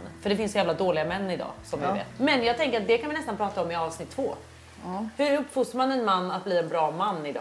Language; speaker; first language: Swedish; native; Swedish